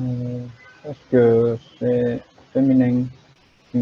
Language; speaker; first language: French; non-native, learner; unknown